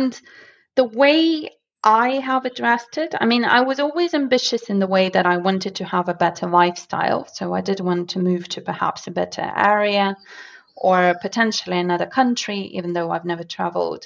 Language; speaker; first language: English; non-native, fluent; Russian